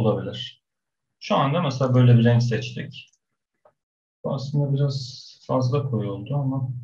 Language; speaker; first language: Turkish; non-native, fluent; Persian